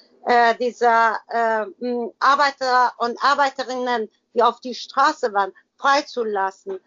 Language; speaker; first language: German; non-native, learner; Persian